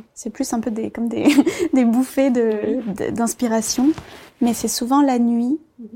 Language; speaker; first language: French; early bilingual, other home language; Vietnamese